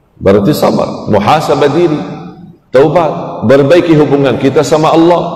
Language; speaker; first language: Malay; non-native, fluent; Arabic